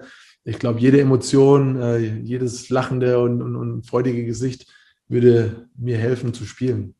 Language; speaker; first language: German; native; German